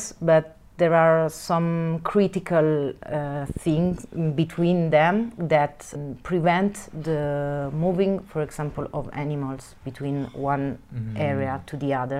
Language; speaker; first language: English; non-native, fluent; Italian